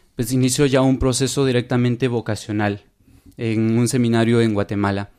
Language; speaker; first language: Spanish; native; Spanish